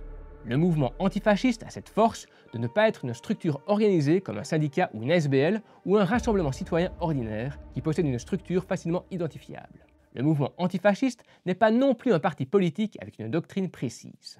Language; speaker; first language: French; native; French